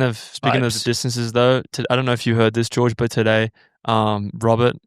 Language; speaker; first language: English; native; English